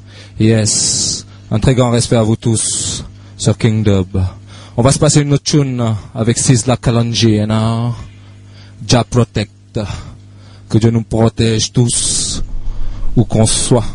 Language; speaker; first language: French; native; French